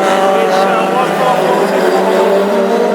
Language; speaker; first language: English; native; English